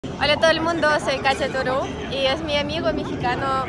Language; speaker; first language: Spanish; non-native, fluent; Russian